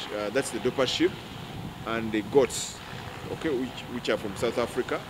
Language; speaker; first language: English; non-native, local second language; Ganda